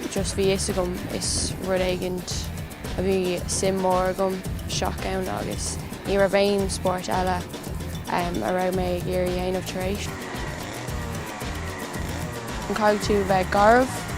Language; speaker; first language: Irish; non-native, local second language; English